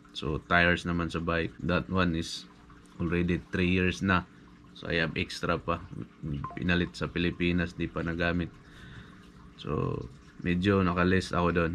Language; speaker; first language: Filipino; non-native, local second language; Cebuano